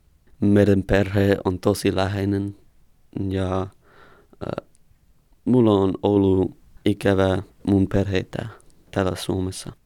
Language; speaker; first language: Finnish; non-native, learner; English